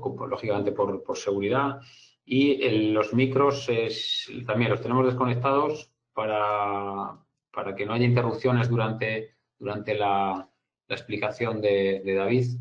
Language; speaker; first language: Spanish; native; Spanish